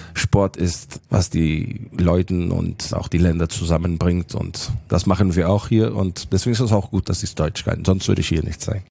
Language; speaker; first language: German; non-native, fluent; Portuguese